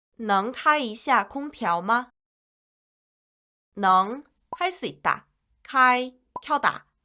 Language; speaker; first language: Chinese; non-native, fluent; Korean